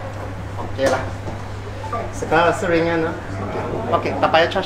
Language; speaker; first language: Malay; non-native, local second language; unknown